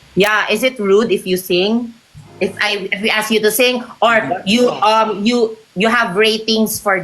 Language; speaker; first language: English; non-native, fluent; Filipino